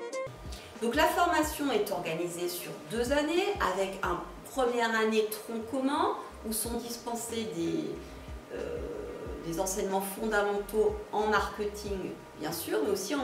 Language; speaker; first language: French; native; French